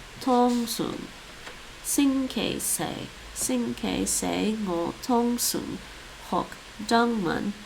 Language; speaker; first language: Chinese; non-native, learner; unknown